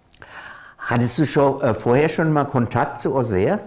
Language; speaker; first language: German; native; German